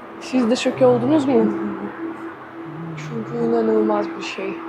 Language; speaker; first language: Turkish; non-native, fluent; Russian